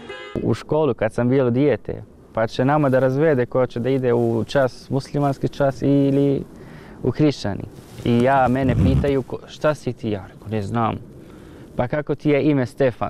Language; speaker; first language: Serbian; non-native, learner; Arabic